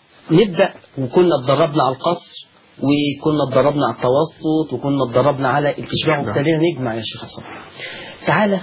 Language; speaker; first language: Arabic; native; Arabic